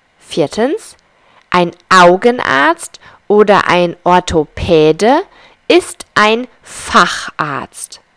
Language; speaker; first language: German; non-native, fluent; Spanish